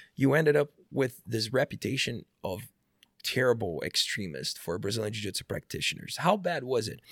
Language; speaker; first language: English; non-native, fluent; Portuguese